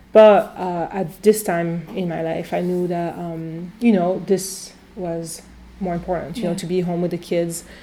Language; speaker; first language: English; non-native, fluent; French